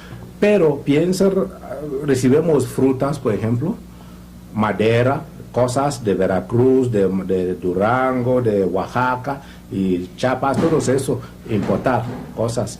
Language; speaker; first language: Spanish; non-native, learner; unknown